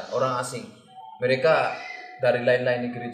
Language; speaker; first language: Indonesian; non-native, learner; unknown